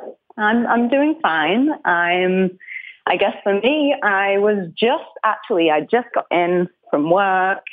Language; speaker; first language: English; native; English